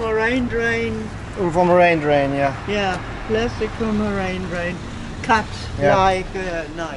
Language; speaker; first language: English; non-native, learner; German